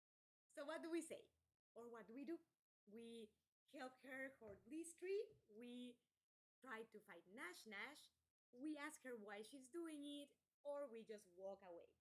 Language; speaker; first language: English; non-native, fluent; Spanish